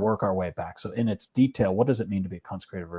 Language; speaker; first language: English; native; English